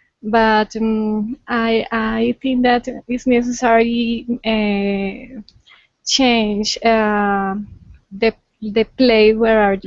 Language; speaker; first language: English; non-native, learner; Spanish